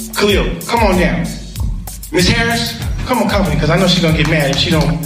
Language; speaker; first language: English; native; English